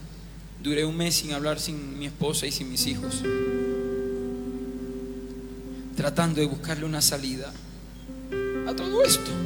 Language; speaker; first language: Spanish; native; Spanish